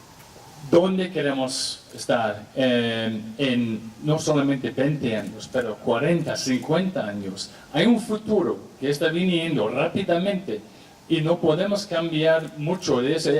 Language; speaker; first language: Spanish; non-native, fluent; English